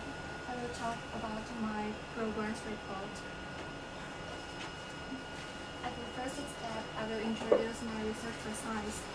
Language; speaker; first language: English; non-native, fluent; Chinese